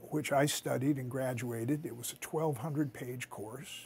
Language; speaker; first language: English; native; English